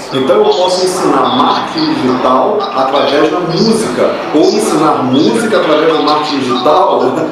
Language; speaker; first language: Portuguese; native; Portuguese